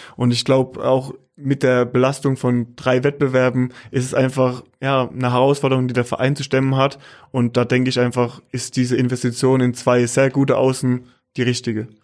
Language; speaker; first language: German; native; German